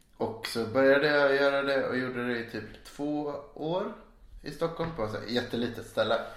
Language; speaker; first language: Swedish; native; Swedish